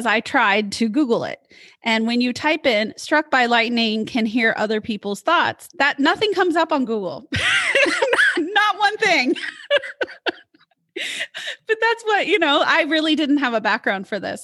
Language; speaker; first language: English; native; English